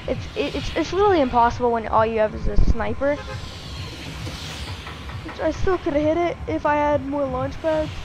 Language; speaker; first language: English; native; English